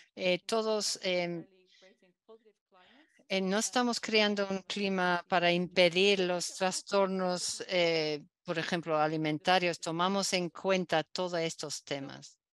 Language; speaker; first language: Spanish; non-native, learner; Dutch